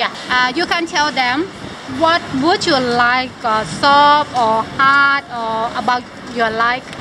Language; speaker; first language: English; non-native, local second language; Thai